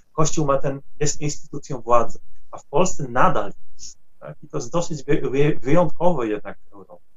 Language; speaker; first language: Polish; non-native, fluent; Dutch